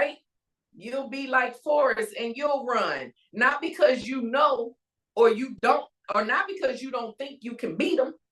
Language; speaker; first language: English; native; English